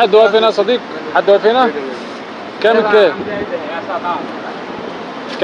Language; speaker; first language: Arabic; native; Arabic